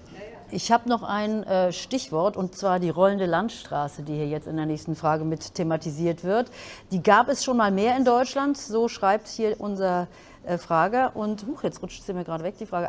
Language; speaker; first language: German; native; German